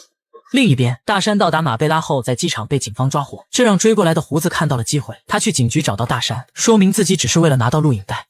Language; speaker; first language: Chinese; native; Chinese